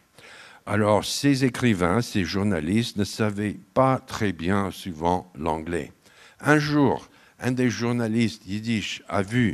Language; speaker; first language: French; non-native, fluent; English